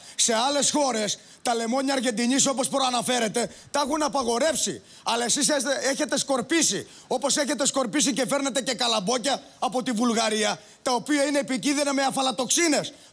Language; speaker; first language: Greek; native; Greek